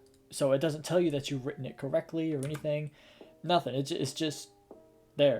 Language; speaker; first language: English; native; English